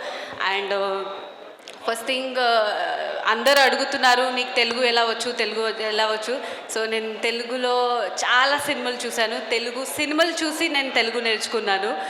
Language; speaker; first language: Telugu; non-native, fluent; Marathi